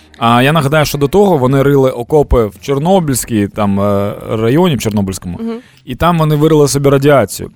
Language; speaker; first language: Ukrainian; non-native, local second language; Russian